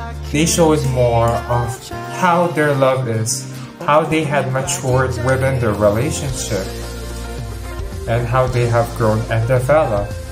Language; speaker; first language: English; non-native, local second language; Filipino